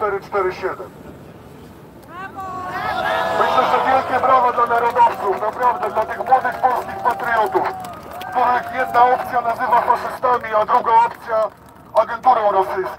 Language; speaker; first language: Polish; native; Polish